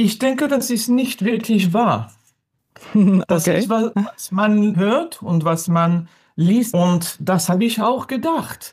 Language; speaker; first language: German; non-native, learner; French